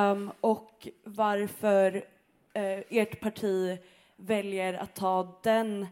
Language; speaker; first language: Swedish; early bilingual, other home language; Kurdish